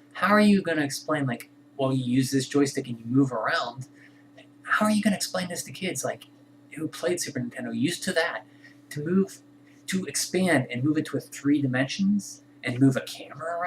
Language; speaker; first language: English; native; English